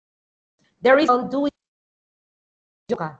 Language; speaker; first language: English; non-native, fluent; Spanish